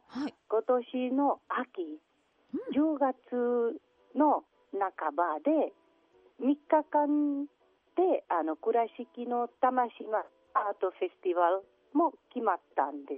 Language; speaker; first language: Japanese; non-native, learner; Catalan